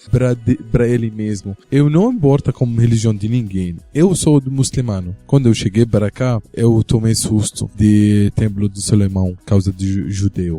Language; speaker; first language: Portuguese; non-native, learner; Arabic